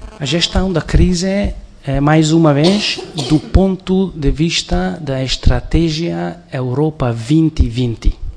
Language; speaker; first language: Portuguese; non-native, fluent; Hungarian